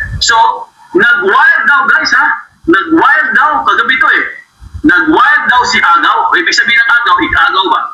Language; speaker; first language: Filipino; non-native, local second language; Cebuano